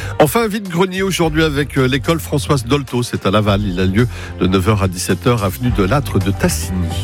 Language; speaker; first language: French; native; French